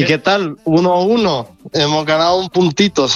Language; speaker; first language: Spanish; non-native, fluent; Italian